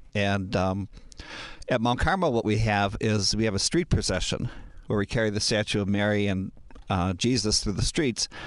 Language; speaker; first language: English; native; English